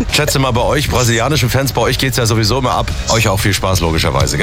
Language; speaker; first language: German; native; German